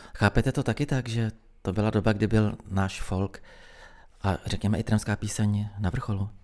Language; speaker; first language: Czech; native; Czech